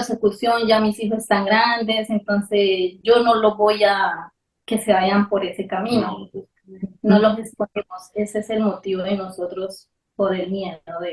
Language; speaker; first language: Spanish; native; Spanish